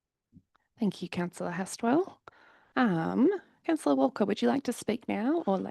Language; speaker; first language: English; native; English